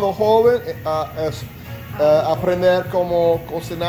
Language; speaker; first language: Spanish; non-native, learner; English